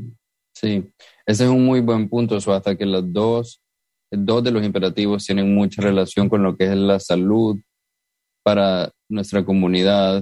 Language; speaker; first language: Spanish; native; Spanish